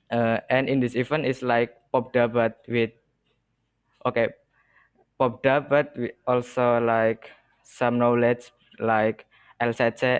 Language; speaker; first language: English; non-native, learner; Indonesian